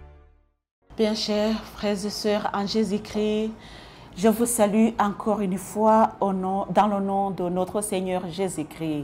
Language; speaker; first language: French; non-native, local second language; Kinyarwanda